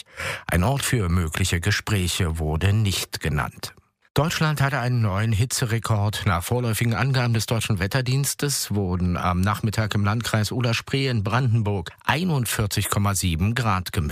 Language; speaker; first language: German; native; German